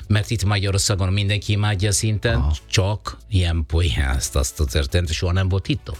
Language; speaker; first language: Hungarian; non-native, fluent; Italian